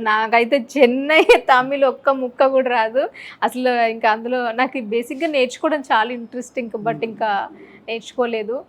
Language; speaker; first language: Telugu; native; Telugu